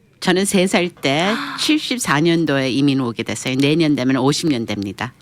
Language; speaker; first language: Korean; early bilingual, heritage; Korean